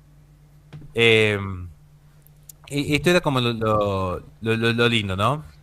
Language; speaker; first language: Spanish; native; Spanish